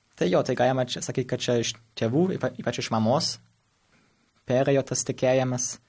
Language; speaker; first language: Lithuanian; early bilingual, heritage; Lithuanian